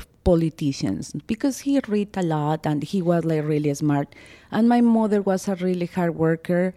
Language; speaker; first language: English; non-native, fluent; Spanish